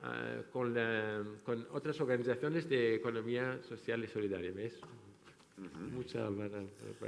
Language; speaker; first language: Spanish; non-native, fluent; French